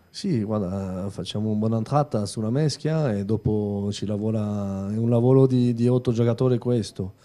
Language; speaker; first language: Italian; non-native, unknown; French